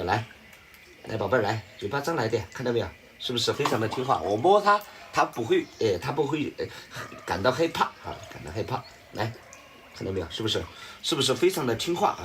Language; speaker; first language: Chinese; native; Chinese